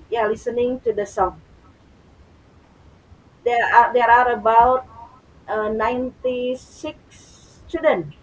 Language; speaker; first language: English; non-native, learner; Indonesian